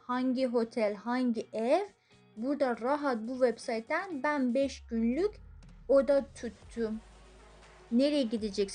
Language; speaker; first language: Turkish; non-native, fluent; Persian